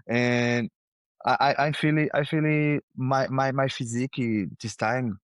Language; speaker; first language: English; non-native, learner; Portuguese